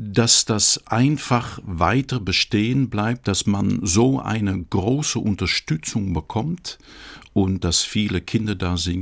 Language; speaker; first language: German; non-native, fluent; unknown